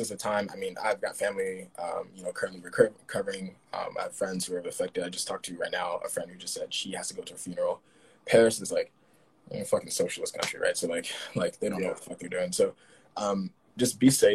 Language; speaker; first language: English; native; English